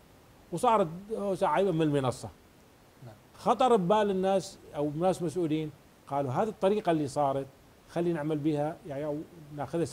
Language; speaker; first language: Arabic; native; Arabic